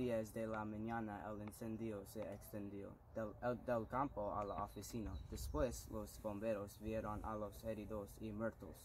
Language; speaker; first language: Spanish; non-native, learner; English